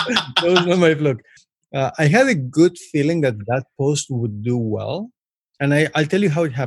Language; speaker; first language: English; non-native, fluent; Spanish